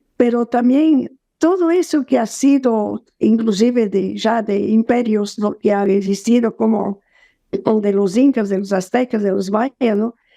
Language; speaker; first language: Spanish; non-native, fluent; Portuguese